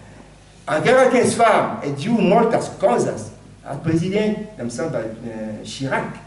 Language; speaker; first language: Catalan; non-native, fluent; Lingala